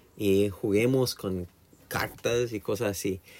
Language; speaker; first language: Spanish; non-native, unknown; English